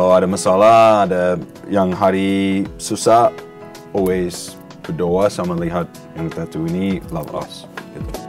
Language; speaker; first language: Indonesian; non-native, learner; English